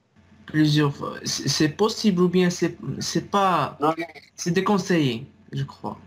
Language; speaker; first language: French; non-native, local second language; Arabic